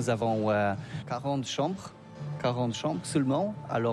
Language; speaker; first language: French; non-native, learner; Polish